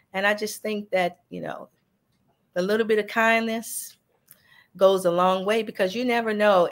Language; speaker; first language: English; native; English